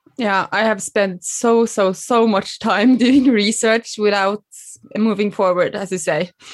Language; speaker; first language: English; non-native, fluent; Norwegian